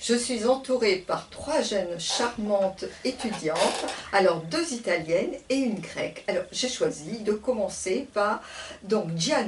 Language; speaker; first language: French; native; French